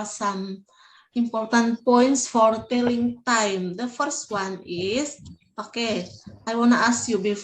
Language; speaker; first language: English; non-native, fluent; Indonesian